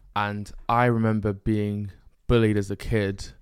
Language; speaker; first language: English; native; English